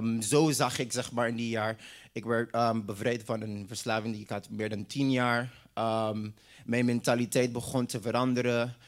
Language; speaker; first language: Dutch; non-native, local second language; English